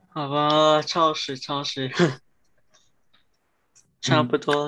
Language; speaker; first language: Chinese; early bilingual, heritage; Chinese